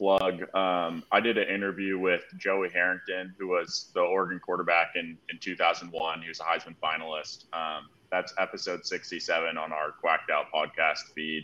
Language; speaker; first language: English; native; English